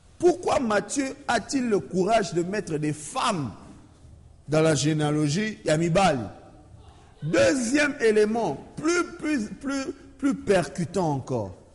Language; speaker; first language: French; non-native, local second language; Lingala